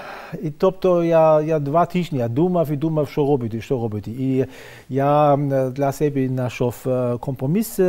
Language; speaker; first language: Ukrainian; non-native, fluent; German